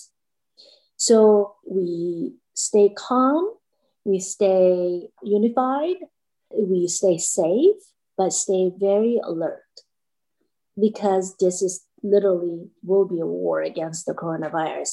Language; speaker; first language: English; non-native, fluent; Korean